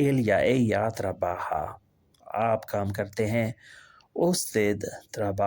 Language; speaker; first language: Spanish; non-native, learner; Urdu